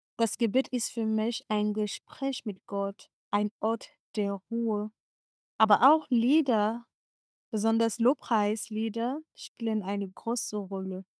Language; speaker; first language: German; non-native, fluent; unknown